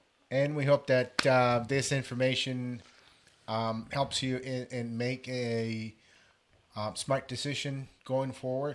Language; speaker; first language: English; native; English